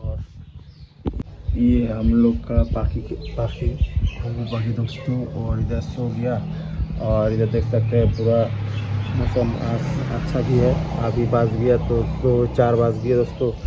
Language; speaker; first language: Hindi; non-native, local second language; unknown